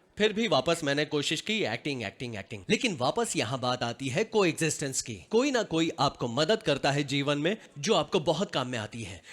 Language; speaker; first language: Hindi; non-native, local second language; Gujarati